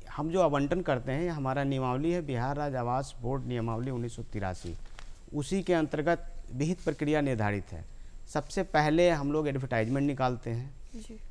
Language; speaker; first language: Hindi; native; Hindi